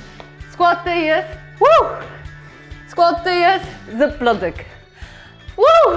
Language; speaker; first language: Turkish; non-native, fluent; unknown